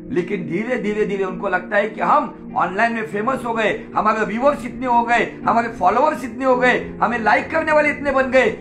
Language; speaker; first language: Hindi; non-native, local second language; Marathi